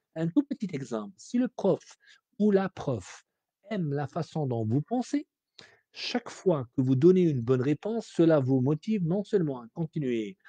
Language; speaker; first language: French; non-native, local second language; Arabic